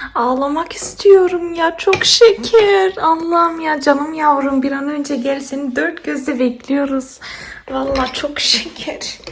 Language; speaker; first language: Turkish; early bilingual, heritage; Turkish